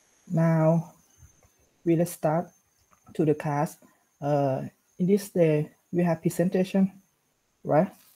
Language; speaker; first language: English; non-native, learner; Thai